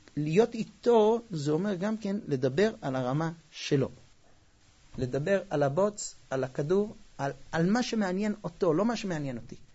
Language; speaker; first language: Hebrew; non-native, fluent; English